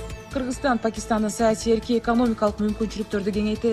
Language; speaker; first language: Kyrgyz; native; Kyrgyz